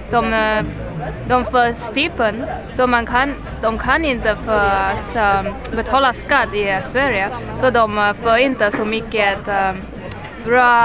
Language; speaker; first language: Swedish; non-native, learner; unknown